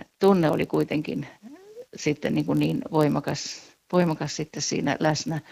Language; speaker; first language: Finnish; native; Finnish